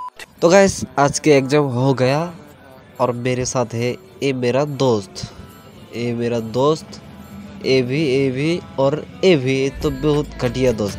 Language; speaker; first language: Hindi; non-native, local second language; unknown